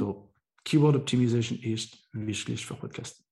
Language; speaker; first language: German; non-native, learner; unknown